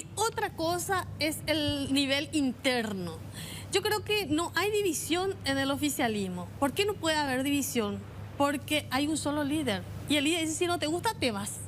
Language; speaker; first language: Spanish; native; Spanish